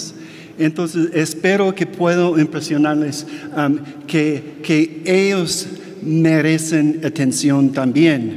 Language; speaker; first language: Spanish; non-native, fluent; English